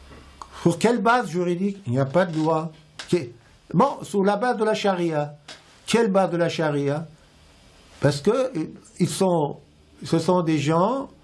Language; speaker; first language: French; non-native, fluent; Persian